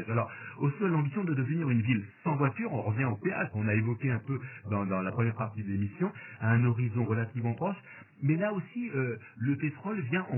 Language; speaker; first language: French; native; French